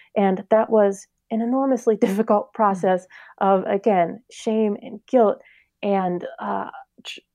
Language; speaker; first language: English; native; English